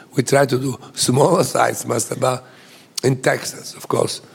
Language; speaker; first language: English; non-native, fluent; Bulgarian